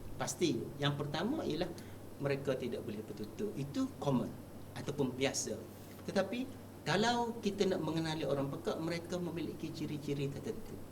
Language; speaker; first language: Malay; native; Malay